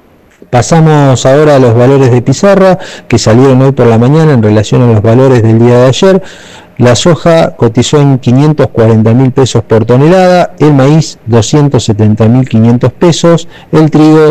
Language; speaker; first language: Spanish; native; Spanish